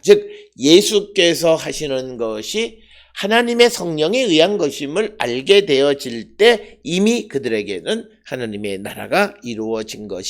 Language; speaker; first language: Korean; native; Korean